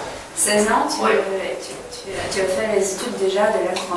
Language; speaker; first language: French; non-native, learner; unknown